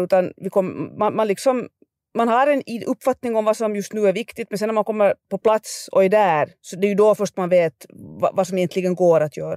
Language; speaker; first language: Swedish; native; Swedish